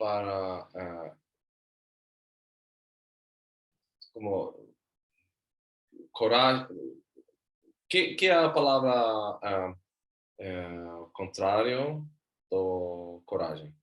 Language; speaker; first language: Portuguese; non-native, learner; Swedish